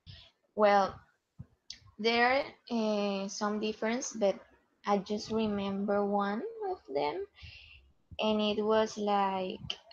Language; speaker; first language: English; non-native, learner; Spanish